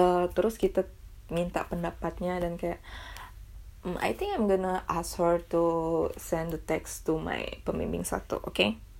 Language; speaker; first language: English; non-native, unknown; Indonesian